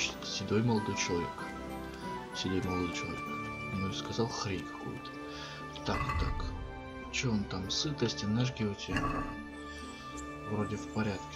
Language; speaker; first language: Russian; native; Russian